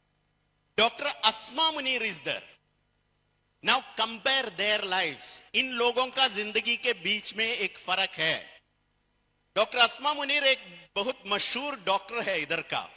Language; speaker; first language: Hindi; non-native, fluent; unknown